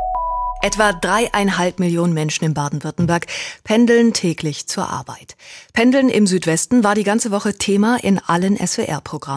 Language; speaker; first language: German; native; German